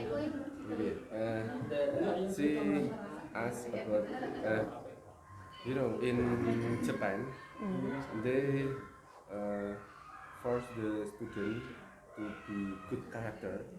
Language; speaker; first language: English; non-native, learner; Indonesian